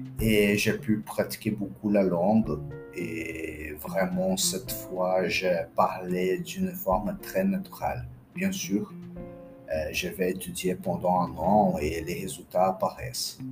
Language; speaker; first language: French; non-native, fluent; Portuguese